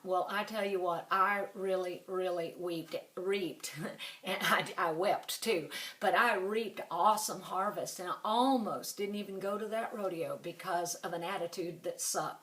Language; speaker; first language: English; native; English